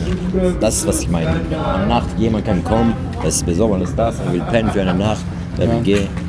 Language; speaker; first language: German; non-native, learner; Greek